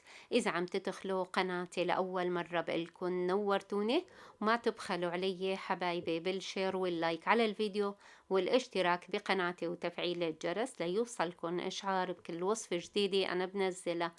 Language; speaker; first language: Arabic; native; Arabic